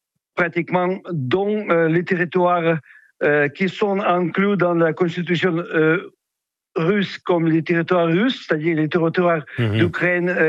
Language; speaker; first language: French; non-native, fluent; Russian